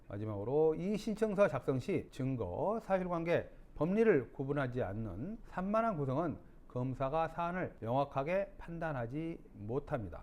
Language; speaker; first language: Korean; native; Korean